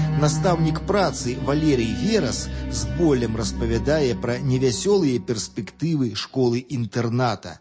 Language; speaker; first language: Belarusian; native; Belarusian